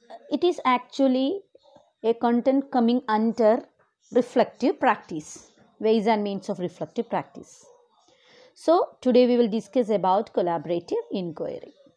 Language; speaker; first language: English; non-native, local second language; Malayalam